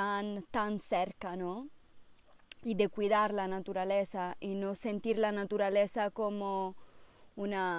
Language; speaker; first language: Spanish; non-native, fluent; Italian